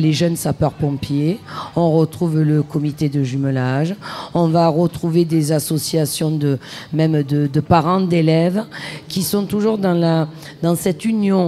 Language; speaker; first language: French; native; French